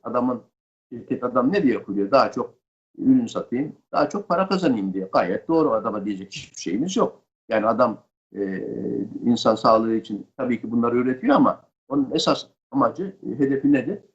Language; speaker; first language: Turkish; native; Turkish